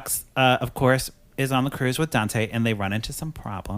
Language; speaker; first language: English; native; English